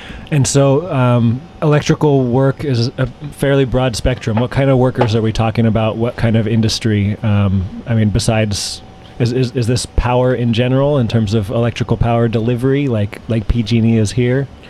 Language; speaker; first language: English; native; English